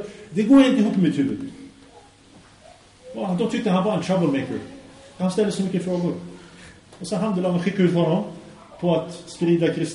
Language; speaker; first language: Swedish; early bilingual, other home language; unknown